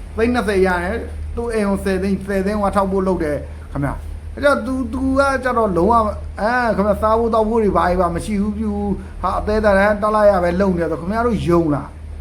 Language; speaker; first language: Burmese; native; Burmese